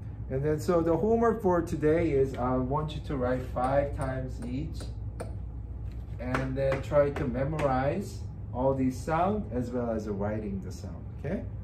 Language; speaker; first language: English; non-native, fluent; Korean